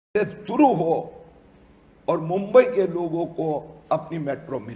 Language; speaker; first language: Hindi; non-native, local second language; Gujarati